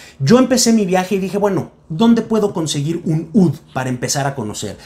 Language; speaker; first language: Spanish; native; Spanish